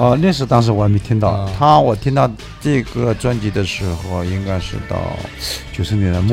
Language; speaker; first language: Chinese; native; Chinese